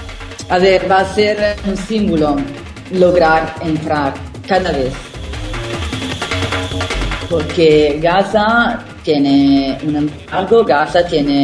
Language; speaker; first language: Spanish; non-native, fluent; Italian